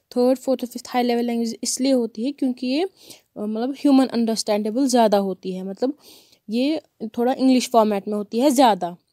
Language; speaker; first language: Hindi; non-native, local second language; Kashmiri